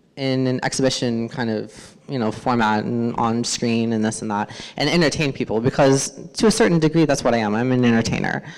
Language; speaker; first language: English; native; English